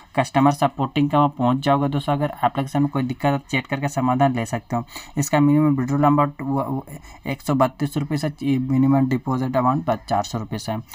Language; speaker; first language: Hindi; native; Hindi